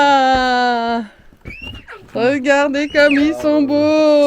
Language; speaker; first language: French; native; French